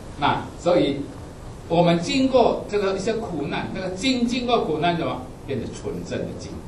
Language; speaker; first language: Chinese; non-native, fluent; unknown